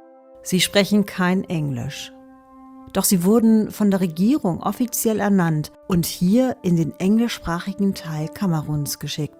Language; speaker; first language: German; native; German